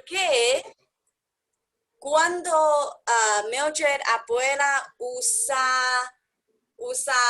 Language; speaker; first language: Spanish; non-native, learner; English